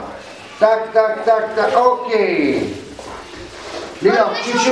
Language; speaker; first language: Russian; non-native, learner; Italian